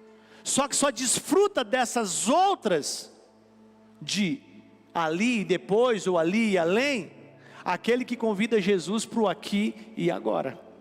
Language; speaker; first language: Portuguese; native; Portuguese